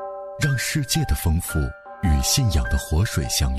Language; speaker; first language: Chinese; native; Chinese